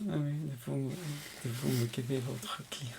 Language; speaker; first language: French; non-native, fluent; Spanish